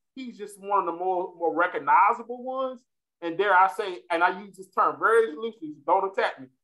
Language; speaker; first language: English; native; English